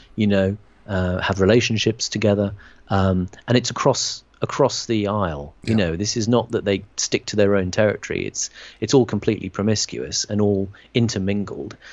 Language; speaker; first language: English; native; English